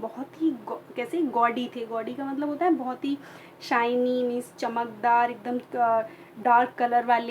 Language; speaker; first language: Hindi; native; Hindi